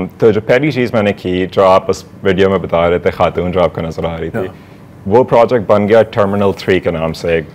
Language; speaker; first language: Urdu; non-native, local second language; Northern Hindko